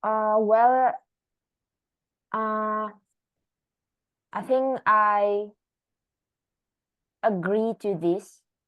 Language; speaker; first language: English; non-native, learner; Indonesian